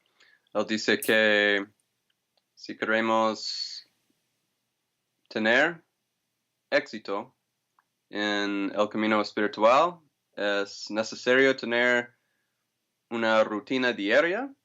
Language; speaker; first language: Spanish; non-native, fluent; English